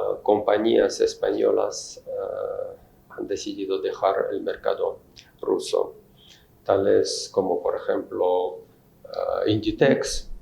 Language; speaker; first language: Spanish; non-native, fluent; Russian